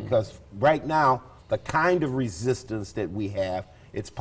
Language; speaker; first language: English; native; English